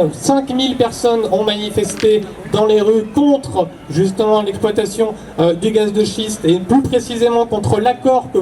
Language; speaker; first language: French; native; French